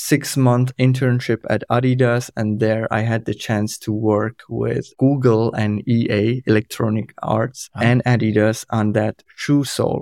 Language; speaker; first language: English; non-native, fluent; Kurdish